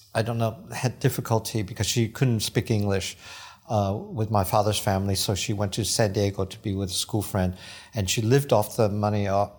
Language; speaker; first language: English; early bilingual, other home language; Cantonese